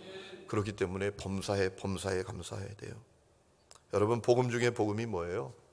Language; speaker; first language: Korean; native; Korean